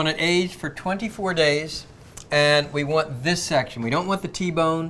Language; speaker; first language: English; native; English